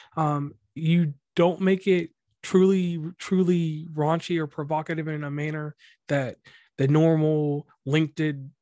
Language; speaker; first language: English; native; English